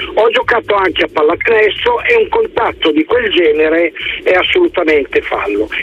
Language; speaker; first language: Italian; native; Italian